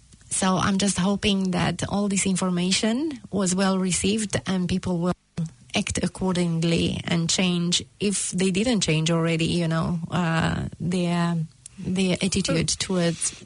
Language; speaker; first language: English; non-native, fluent; Romanian